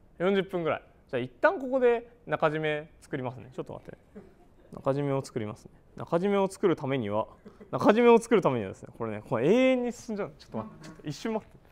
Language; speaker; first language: Japanese; native; Japanese